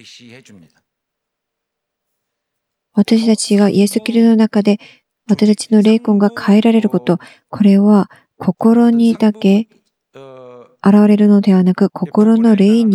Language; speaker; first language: Japanese; non-native, fluent; Korean